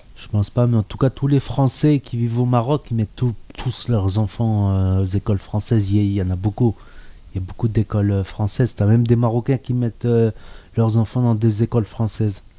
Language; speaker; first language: French; native; French